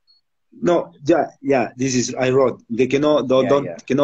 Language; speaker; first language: English; non-native, learner; Spanish